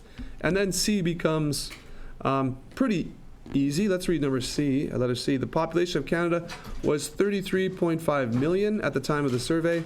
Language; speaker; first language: English; native; English